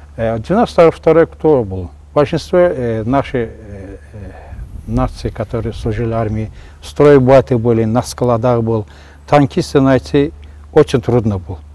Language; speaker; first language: Russian; non-native, local second language; Azerbaijani